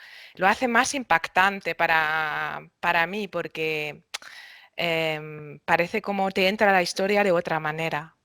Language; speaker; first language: Spanish; non-native, fluent; German